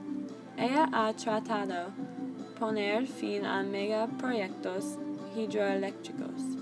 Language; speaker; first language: Spanish; non-native, learner; English